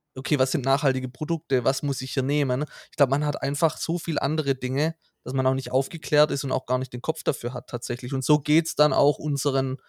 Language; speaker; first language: German; native; German